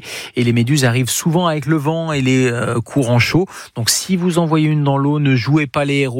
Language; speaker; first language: French; native; French